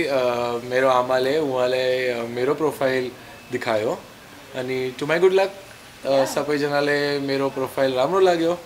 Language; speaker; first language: Nepali; non-native, learner; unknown